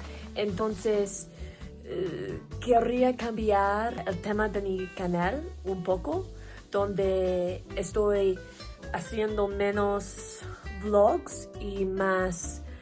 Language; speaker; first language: Spanish; non-native, learner; English